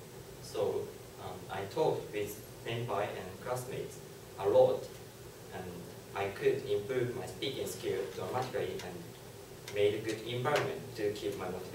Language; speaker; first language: English; non-native, learner; Japanese